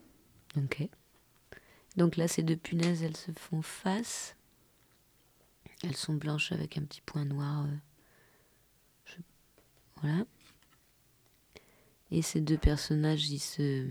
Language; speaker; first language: French; native; French